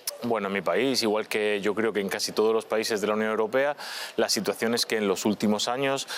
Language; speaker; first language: Spanish; native; Spanish